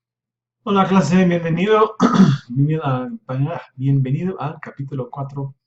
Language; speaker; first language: Spanish; non-native, fluent; English